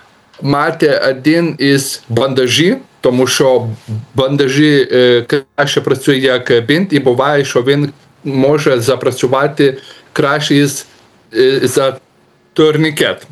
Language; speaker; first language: Ukrainian; non-native, learner; Lithuanian